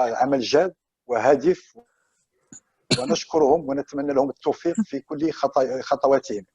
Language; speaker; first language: Arabic; native; Arabic